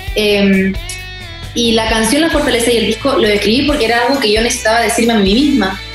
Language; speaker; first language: Spanish; native; Spanish